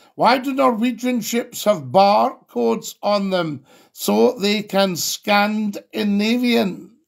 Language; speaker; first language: English; native; English